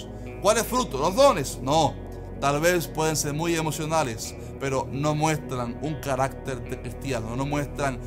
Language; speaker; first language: Spanish; native; Spanish